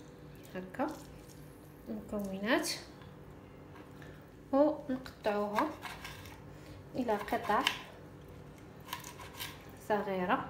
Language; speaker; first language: Arabic; native; Arabic